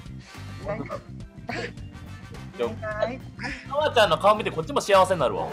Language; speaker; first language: Japanese; native; Japanese